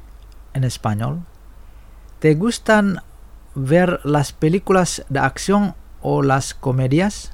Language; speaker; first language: Spanish; non-native, fluent; Indonesian